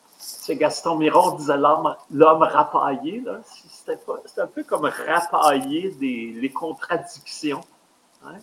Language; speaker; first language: French; native; French